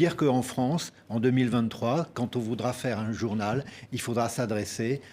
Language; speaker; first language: French; native; French